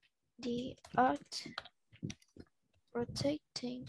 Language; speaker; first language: English; non-native, learner; Vietnamese